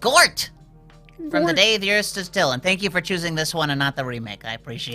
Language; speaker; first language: English; native; English